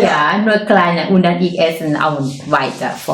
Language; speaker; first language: German; non-native, learner; Thai